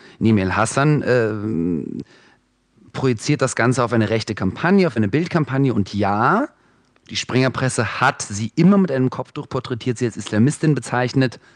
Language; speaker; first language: German; early bilingual, other home language; Russian